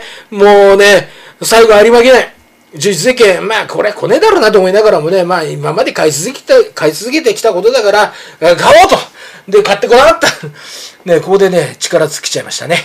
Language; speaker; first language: Japanese; native; Japanese